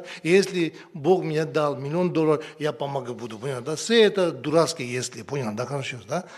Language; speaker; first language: Russian; non-native, learner; Tibetan